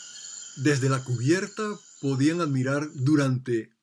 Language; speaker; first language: Spanish; native; Spanish